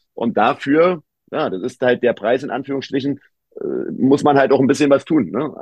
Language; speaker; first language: German; native; German